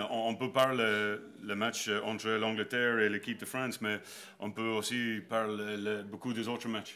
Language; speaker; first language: French; non-native, learner; English